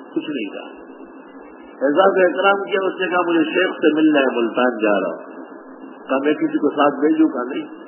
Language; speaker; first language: Urdu; non-native, local second language; Pashto